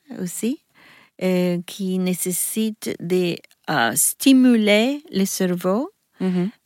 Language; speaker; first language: French; non-native, learner; Italian